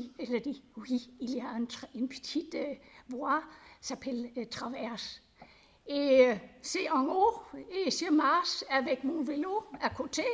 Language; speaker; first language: French; non-native, learner; Danish